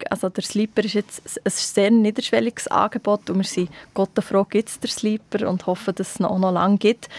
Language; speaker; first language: German; native; German